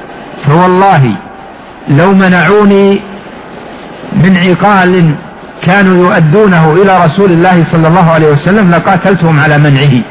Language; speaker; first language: Arabic; native; Arabic